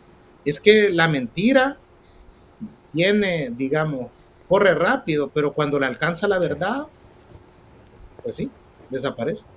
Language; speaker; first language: Spanish; native; Spanish